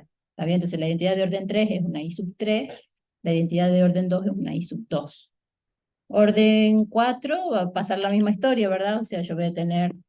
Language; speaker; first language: Spanish; native; Spanish